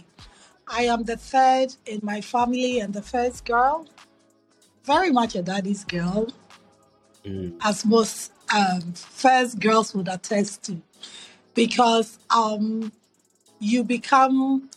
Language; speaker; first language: English; non-native, local second language; Akan